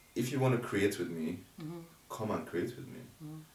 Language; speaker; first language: English; non-native, local second language; Yoruba